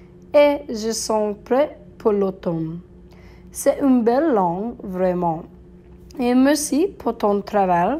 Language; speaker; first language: French; non-native, learner; English